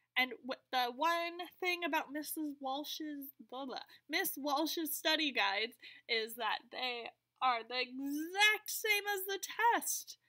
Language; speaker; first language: English; native; English